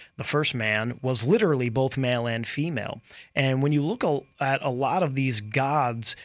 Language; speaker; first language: English; native; English